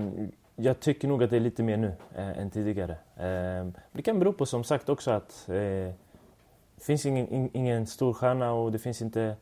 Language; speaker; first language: Swedish; early bilingual, other home language; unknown